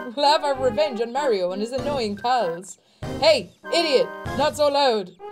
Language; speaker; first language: English; native; English